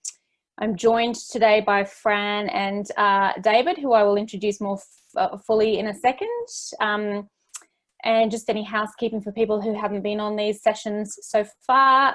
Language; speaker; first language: English; native; English